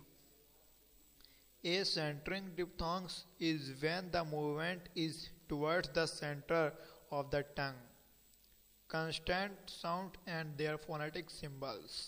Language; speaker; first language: English; non-native, local second language; Hindi